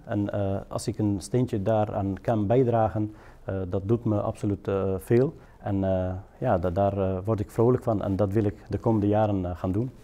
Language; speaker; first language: Dutch; non-native, fluent; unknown